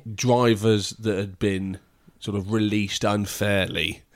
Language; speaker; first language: English; native; English